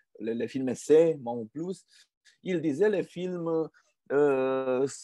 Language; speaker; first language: French; non-native, fluent; Romanian